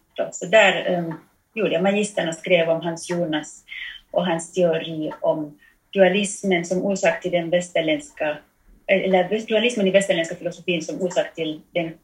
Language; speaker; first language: Swedish; early bilingual, heritage; German